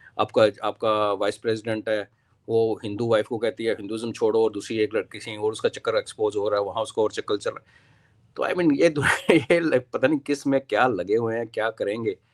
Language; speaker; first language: Hindi; non-native, local second language; Kashmiri